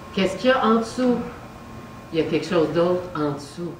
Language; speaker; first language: French; native; French